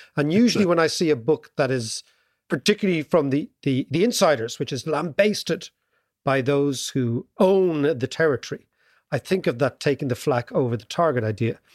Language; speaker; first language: English; native; English